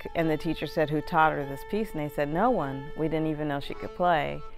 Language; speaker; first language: English; native; English